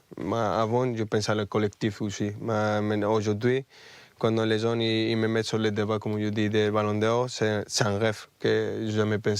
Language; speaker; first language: French; non-native, fluent; Spanish